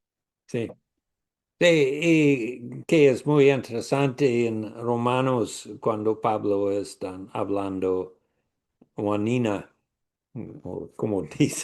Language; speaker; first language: Spanish; non-native, learner; English